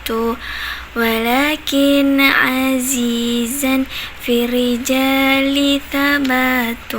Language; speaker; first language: Arabic; non-native, learner; Indonesian